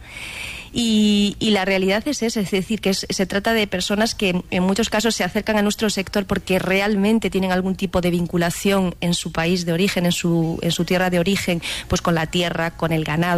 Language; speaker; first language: Spanish; native; Spanish